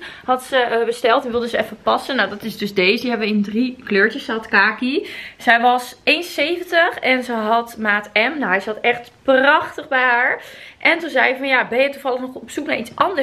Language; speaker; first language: Dutch; native; Dutch